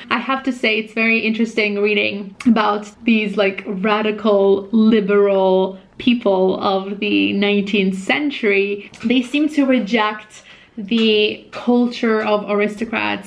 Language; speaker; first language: English; non-native, fluent; Russian